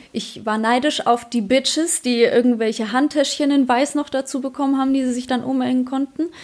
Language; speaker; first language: German; early bilingual, other home language; Polish